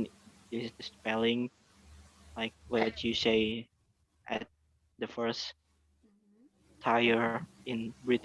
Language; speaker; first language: English; non-native, learner; Indonesian